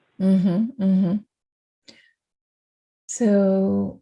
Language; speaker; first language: English; native; English